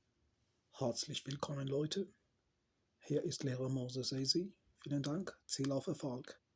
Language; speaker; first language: German; non-native, learner; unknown